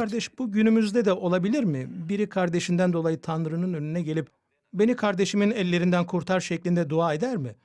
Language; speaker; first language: Turkish; native; Turkish